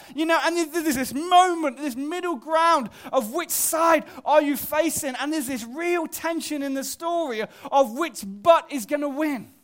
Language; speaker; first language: English; native; English